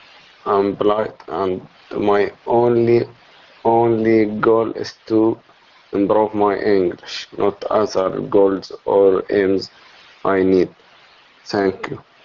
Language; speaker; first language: English; non-native, learner; Arabic